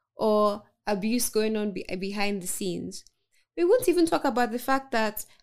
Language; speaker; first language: English; non-native, local second language; Yoruba